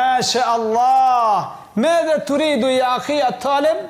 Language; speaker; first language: Arabic; non-native, fluent; Bangla